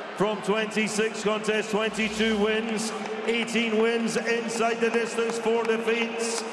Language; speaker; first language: English; native; English